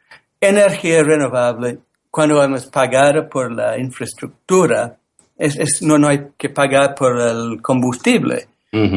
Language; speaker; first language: Spanish; non-native, learner; English